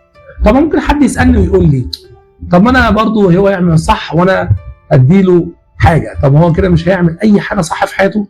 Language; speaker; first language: Arabic; native; Arabic